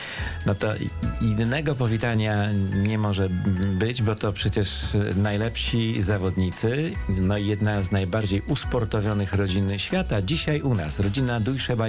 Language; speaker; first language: Polish; native; Polish